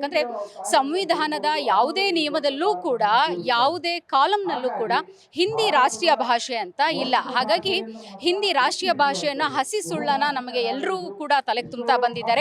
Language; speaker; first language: Kannada; native; Kannada